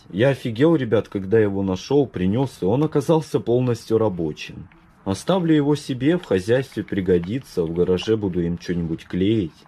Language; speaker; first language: Russian; native; Russian